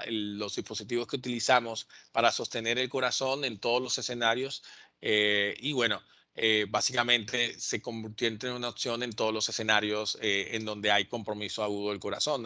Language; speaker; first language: Spanish; native; Spanish